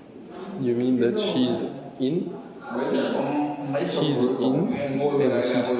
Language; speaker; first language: English; non-native, learner; French